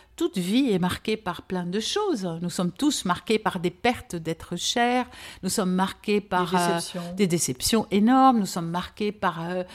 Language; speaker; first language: French; native; French